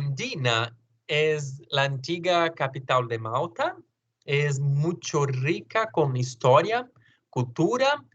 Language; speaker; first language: Spanish; non-native, learner; Portuguese